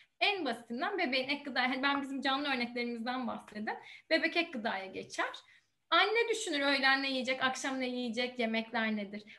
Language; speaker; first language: Turkish; native; Turkish